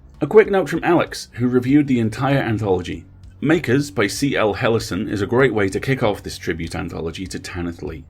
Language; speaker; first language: English; native; English